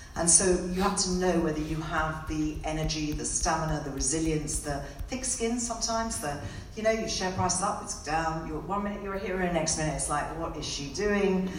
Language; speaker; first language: English; native; English